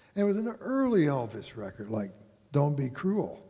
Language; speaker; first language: English; native; English